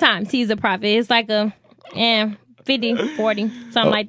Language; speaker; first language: English; native; English